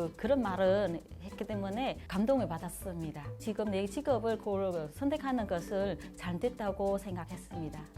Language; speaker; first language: Korean; non-native, fluent; Vietnamese